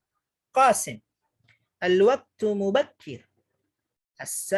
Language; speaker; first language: Arabic; non-native, fluent; Indonesian